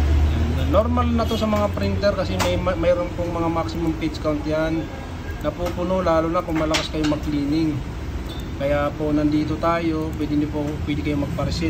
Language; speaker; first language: Filipino; native; Filipino